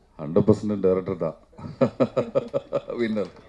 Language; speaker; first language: Tamil; non-native, learner; Malayalam